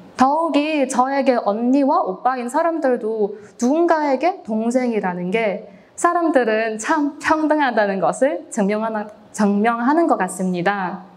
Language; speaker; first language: Korean; non-native, fluent; Cantonese